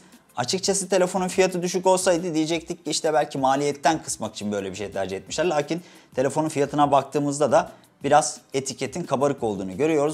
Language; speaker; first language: Turkish; native; Turkish